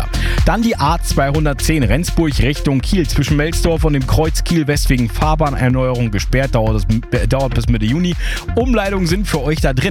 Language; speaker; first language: German; native; German